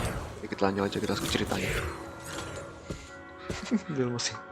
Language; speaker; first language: Indonesian; native; Indonesian